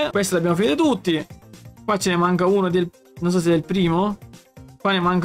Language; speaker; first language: Italian; native; Italian